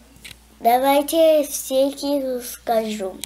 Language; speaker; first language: Russian; early bilingual, heritage; Russian